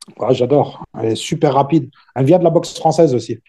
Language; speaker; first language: French; native; French